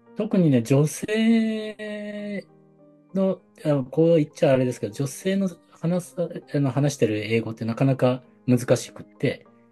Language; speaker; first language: Japanese; native; Japanese